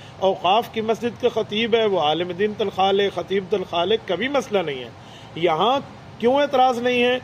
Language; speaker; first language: Urdu; non-native, local second language; Saraiki